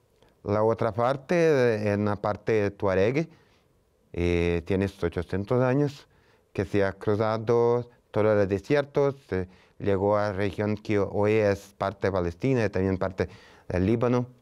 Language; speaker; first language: Spanish; non-native, fluent; Portuguese